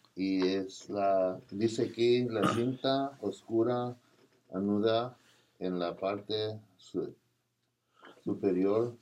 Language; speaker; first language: Spanish; non-native, learner; English